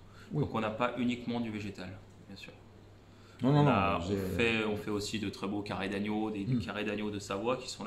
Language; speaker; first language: French; native; French